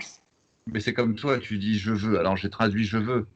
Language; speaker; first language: French; native; French